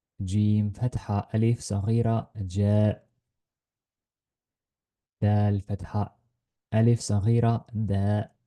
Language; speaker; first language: Arabic; non-native, fluent; Estonian